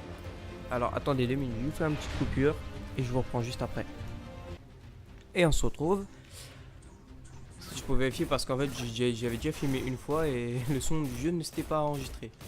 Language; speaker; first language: French; native; French